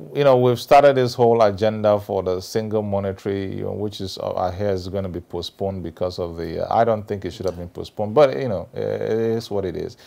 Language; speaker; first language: English; non-native, local second language; Ewe